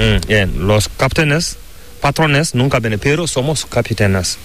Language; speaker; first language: Spanish; non-native, learner; Fula